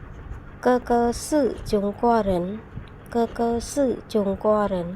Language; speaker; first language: Chinese; non-native, fluent; Khmer